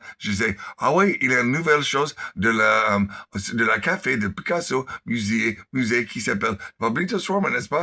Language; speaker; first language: French; non-native, learner; English